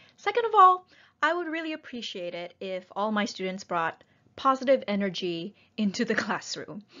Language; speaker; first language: English; native; English